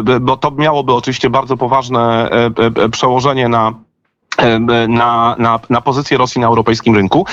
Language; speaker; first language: Polish; native; Polish